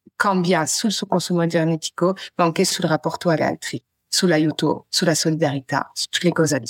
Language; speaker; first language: French; native; French